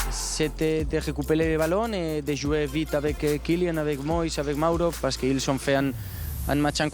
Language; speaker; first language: French; non-native, learner; Spanish